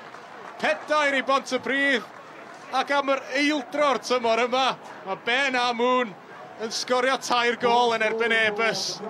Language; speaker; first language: Welsh; native; Welsh